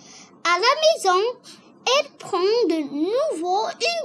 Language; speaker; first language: French; non-native, learner; Arabic